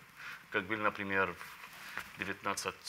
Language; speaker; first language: Russian; non-native, learner; Arabic